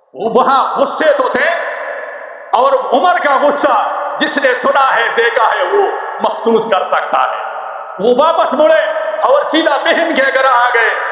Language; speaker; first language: Urdu; non-native, local second language; Pashto